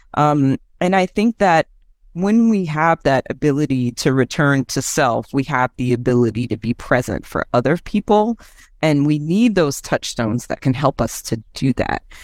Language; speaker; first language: English; native; English